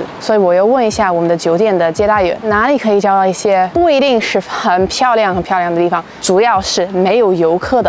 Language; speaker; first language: Chinese; non-native, fluent; English